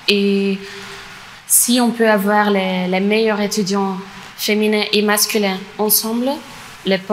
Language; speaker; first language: French; non-native, fluent; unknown